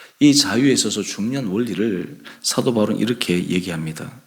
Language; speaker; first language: Korean; native; Korean